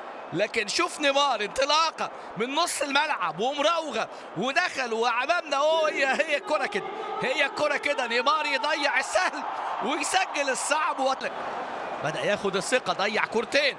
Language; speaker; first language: Arabic; native; Arabic